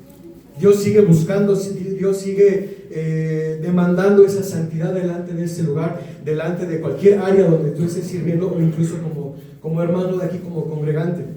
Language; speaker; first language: Spanish; native; Spanish